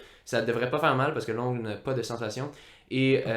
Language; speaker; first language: French; native; French